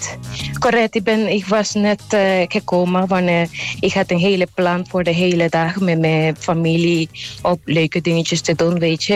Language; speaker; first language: Dutch; non-native, local second language; Papiamento